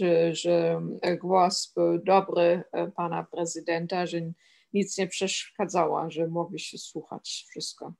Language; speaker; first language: Polish; non-native, fluent; German